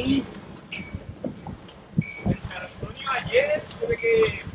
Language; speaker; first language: Spanish; non-native, fluent; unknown